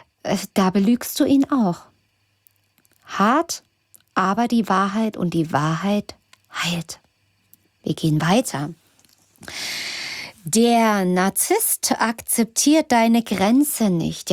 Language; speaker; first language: German; native; German